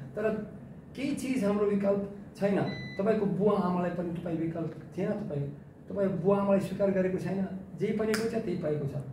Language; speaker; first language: Nepali; non-native, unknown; Russian